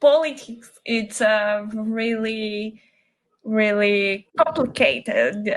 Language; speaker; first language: English; non-native, learner; Portuguese